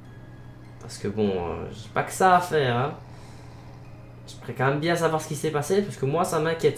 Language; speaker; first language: French; native; French